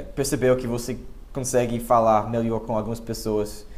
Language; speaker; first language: Portuguese; non-native, fluent; English